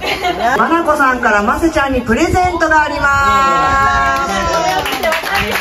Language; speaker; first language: Japanese; native; Japanese